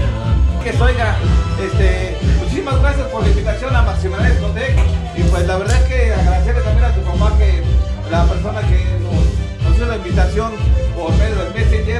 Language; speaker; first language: Spanish; native; Spanish